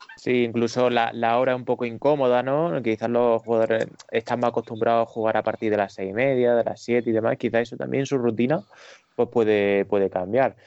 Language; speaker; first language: Spanish; native; Spanish